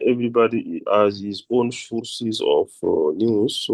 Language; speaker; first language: English; non-native, fluent; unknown